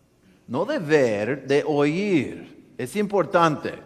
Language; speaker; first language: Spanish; non-native, learner; English